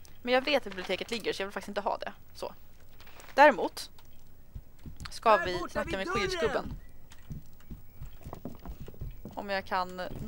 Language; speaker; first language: Swedish; native; Swedish